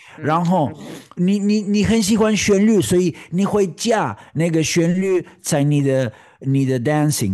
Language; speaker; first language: Chinese; non-native, learner; Spanish